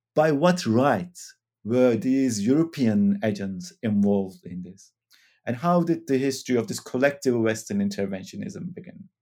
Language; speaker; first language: English; non-native, fluent; Turkish